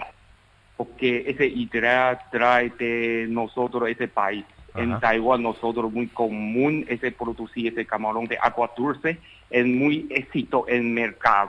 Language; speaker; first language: Spanish; non-native, learner; Chinese